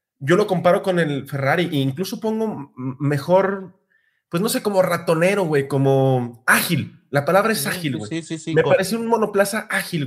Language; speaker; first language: Spanish; native; Spanish